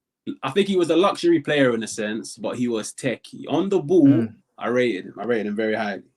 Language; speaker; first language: English; native; English